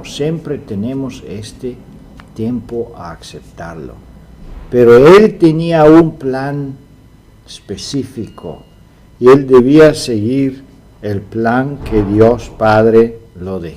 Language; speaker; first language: Spanish; non-native, fluent; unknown